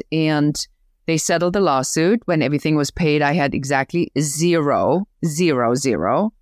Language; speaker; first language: English; non-native, fluent; German